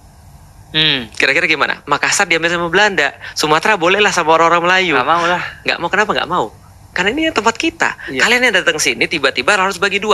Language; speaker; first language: Indonesian; native; Indonesian